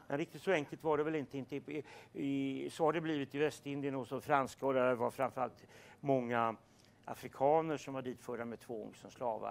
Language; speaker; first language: Swedish; native; Swedish